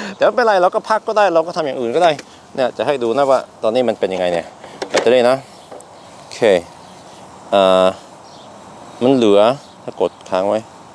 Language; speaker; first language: Thai; non-native, fluent; Norwegian